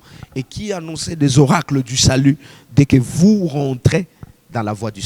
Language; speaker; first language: French; non-native, local second language; Swahili